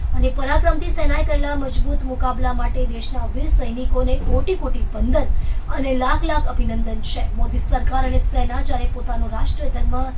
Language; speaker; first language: Gujarati; native; Gujarati